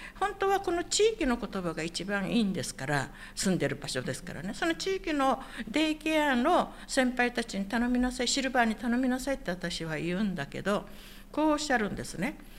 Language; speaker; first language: Japanese; non-native, local second language; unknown